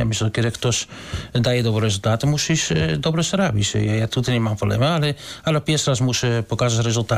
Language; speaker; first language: Polish; non-native, learner; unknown